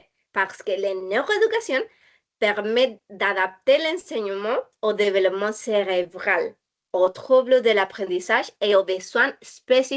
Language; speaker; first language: French; non-native, learner; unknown